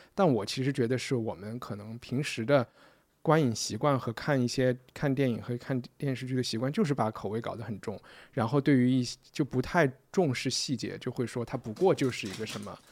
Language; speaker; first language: Chinese; native; Chinese